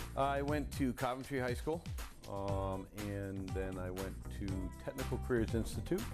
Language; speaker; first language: English; native; English